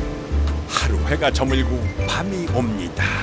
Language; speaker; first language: Korean; native; Korean